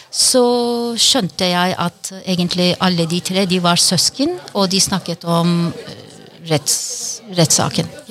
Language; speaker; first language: Norwegian; non-native, fluent; Turkish